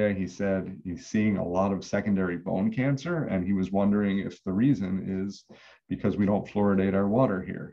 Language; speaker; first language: English; native; English